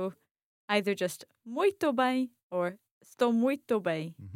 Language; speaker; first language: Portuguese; non-native, learner; English